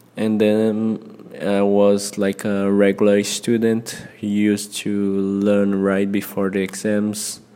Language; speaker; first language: English; non-native, fluent; Portuguese